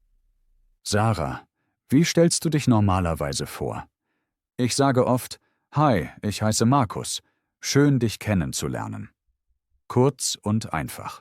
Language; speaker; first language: German; native; German